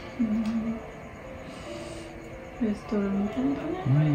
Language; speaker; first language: Japanese; non-native, learner; Vietnamese